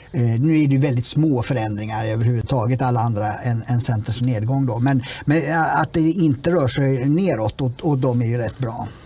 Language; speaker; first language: Swedish; native; Swedish